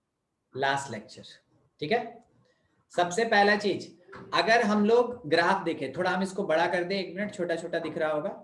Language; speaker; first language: Hindi; native; Hindi